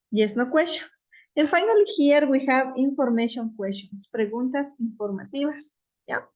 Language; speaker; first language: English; non-native, fluent; Spanish